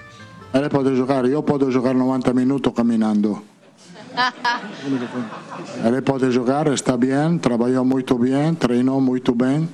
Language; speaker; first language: Portuguese; non-native, fluent; Italian